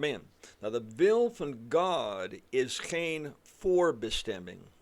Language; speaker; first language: Dutch; non-native, fluent; English